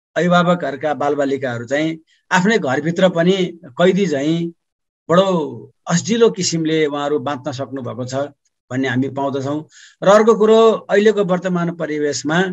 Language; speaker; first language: Nepali; native; Nepali